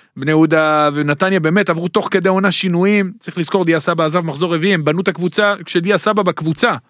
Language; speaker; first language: Hebrew; native; Hebrew